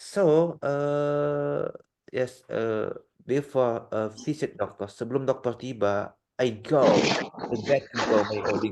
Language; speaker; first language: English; non-native, learner; Indonesian